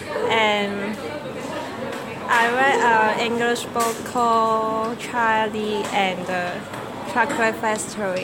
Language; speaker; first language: English; non-native, learner; Cantonese